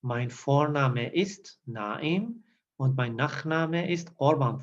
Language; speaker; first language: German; non-native, learner; Persian